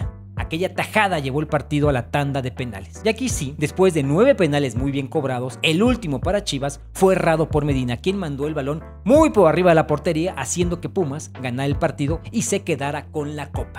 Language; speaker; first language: Spanish; native; Spanish